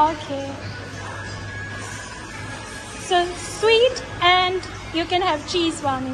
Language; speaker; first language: English; non-native, learner; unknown